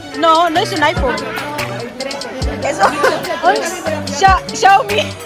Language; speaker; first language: Spanish; non-native, fluent; Filipino